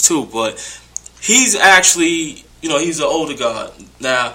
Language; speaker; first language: English; native; English